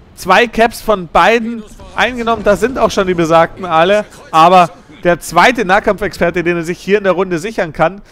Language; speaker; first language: German; native; German